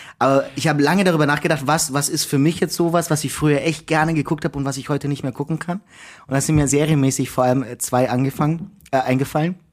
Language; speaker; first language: German; early bilingual, other home language; Romanian